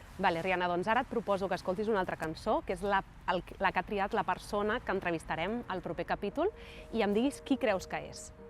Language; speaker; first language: Catalan; native; Catalan